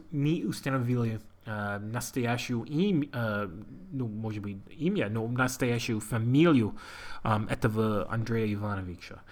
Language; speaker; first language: Russian; non-native, learner; English